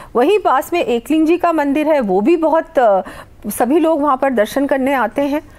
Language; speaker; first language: Hindi; native; Hindi